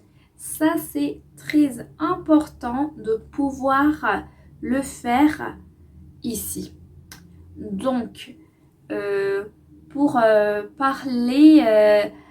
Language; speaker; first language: French; non-native, fluent; Spanish